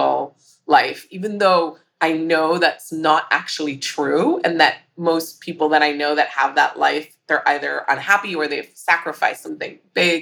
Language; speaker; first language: English; native; English